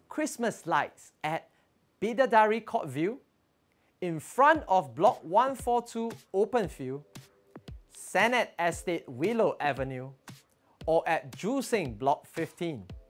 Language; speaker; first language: English; non-native, local second language; Chinese